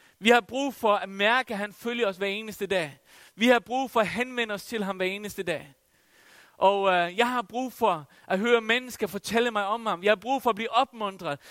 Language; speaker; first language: Danish; non-native, local second language; Faroese